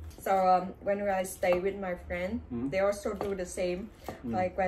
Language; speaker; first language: English; non-native, learner; Vietnamese